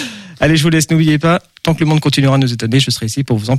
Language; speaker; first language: French; native; French